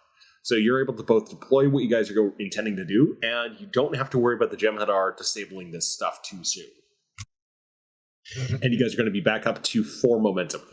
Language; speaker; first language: English; native; English